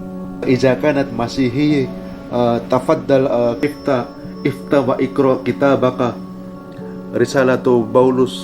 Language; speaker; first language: Arabic; non-native, learner; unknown